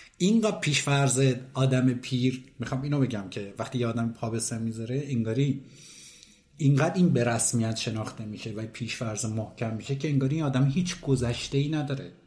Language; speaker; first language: Persian; native; Persian